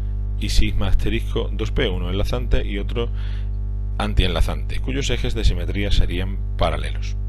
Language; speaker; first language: Spanish; native; Spanish